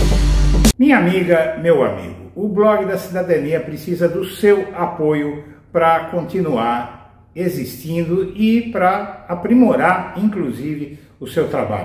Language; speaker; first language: Portuguese; native; Portuguese